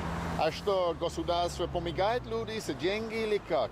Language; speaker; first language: Russian; non-native, learner; English